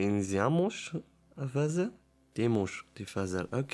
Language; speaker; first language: Portuguese; non-native, learner; Italian